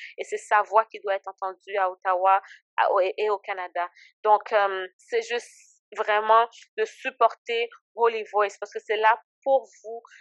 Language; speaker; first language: French; early bilingual, other home language; Haitian Creole